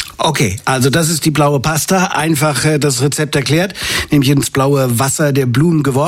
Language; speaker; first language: German; native; German